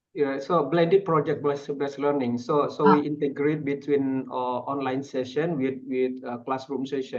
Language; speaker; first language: English; non-native, fluent; Indonesian